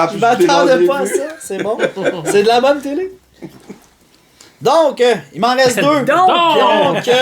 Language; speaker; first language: French; native; French